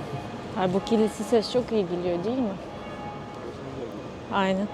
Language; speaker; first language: Turkish; non-native, learner; Russian